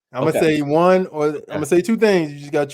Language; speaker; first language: English; native; English